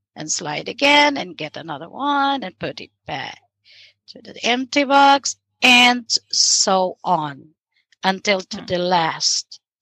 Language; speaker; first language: English; non-native, local second language; Filipino